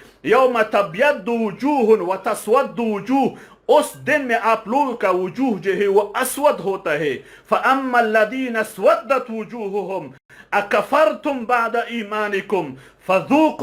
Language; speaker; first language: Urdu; non-native, fluent; Pashto